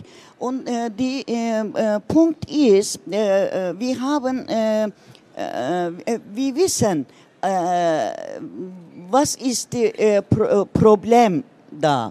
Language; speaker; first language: German; non-native, learner; Turkish